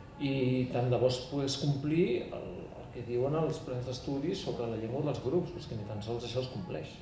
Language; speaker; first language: Catalan; native; Catalan